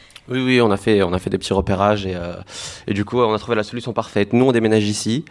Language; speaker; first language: French; native; French